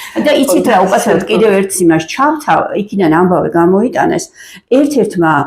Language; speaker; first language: Georgian; native; Georgian